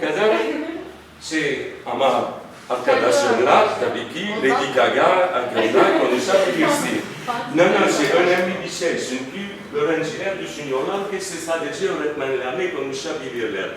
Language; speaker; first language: Turkish; non-native, fluent; French